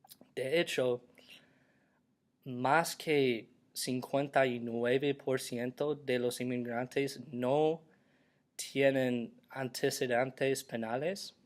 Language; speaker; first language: Spanish; non-native, learner; English